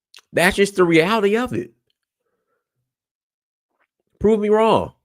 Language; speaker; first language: English; native; English